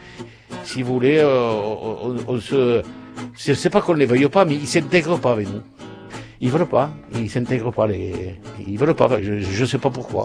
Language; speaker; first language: French; native; French